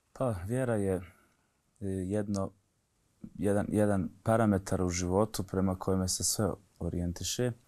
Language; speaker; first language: Bosnian; native; Bosnian